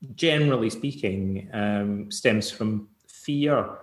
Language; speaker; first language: English; native; English